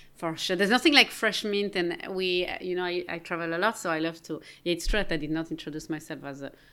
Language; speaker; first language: English; non-native, fluent; French